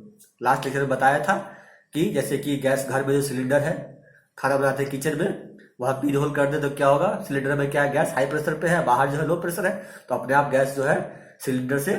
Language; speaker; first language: Hindi; native; Hindi